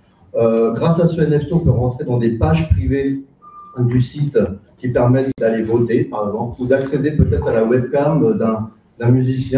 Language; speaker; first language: French; native; French